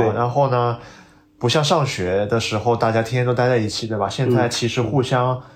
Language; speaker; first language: Chinese; non-native, local second language; Cantonese